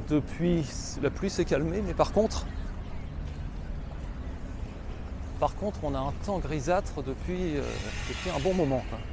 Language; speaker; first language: French; native; French